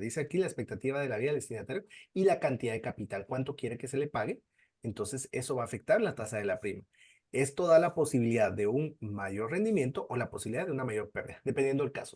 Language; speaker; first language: Spanish; native; Spanish